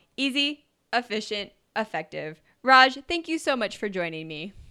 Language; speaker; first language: English; native; English